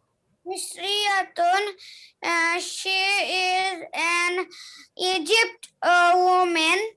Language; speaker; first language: English; non-native, learner; Bangla